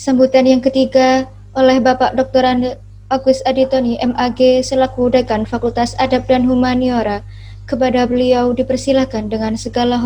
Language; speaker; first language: Malay; native; Malay